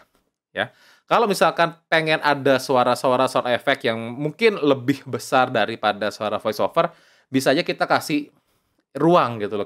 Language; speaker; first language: Indonesian; native; Indonesian